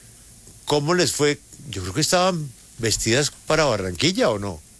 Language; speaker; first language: Spanish; native; Spanish